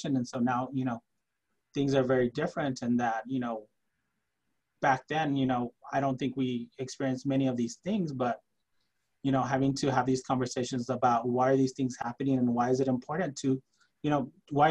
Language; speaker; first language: English; early bilingual, other home language; Spanish